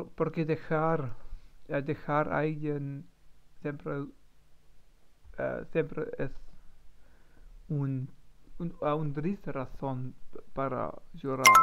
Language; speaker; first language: Spanish; non-native, learner; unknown